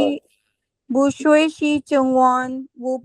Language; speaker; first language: Chinese; non-native, learner; Hindi